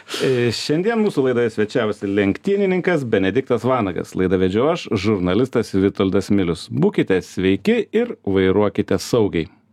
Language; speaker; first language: Lithuanian; native; Lithuanian